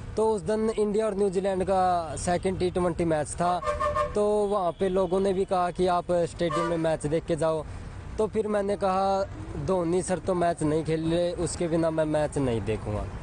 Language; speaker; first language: Hindi; native; Hindi